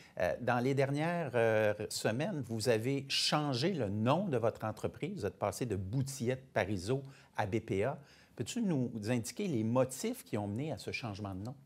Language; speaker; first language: French; native; French